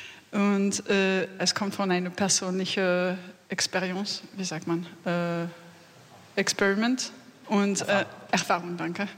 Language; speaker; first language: German; non-native, learner; French